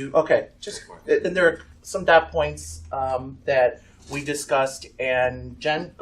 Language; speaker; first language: English; native; English